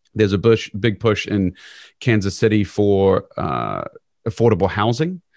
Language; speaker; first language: English; native; English